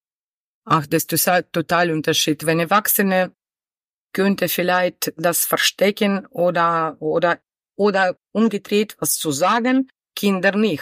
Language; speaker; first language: German; non-native, learner; Ukrainian